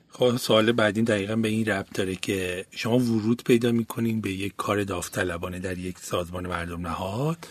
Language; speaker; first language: Persian; native; Persian